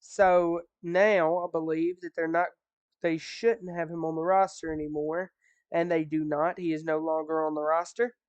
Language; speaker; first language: English; native; English